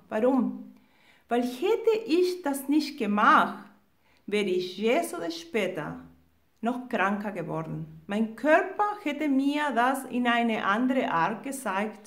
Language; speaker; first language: German; non-native, fluent; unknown